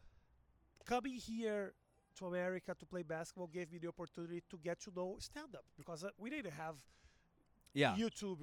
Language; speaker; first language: English; non-native, fluent; Portuguese